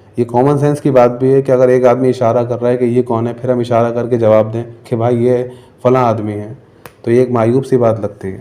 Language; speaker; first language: Urdu; native; Urdu